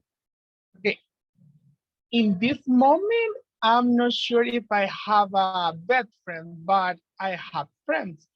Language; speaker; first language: English; non-native, learner; Spanish